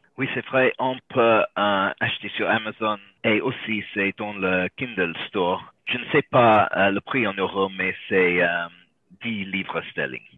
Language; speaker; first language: French; non-native, learner; English